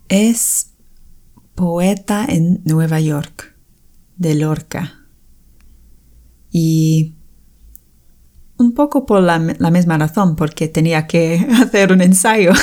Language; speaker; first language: Spanish; non-native, fluent; English